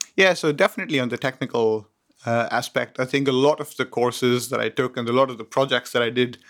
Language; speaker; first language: English; non-native, local second language; Hindi